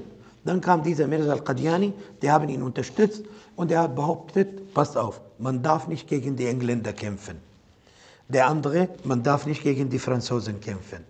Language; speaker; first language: German; non-native, fluent; Arabic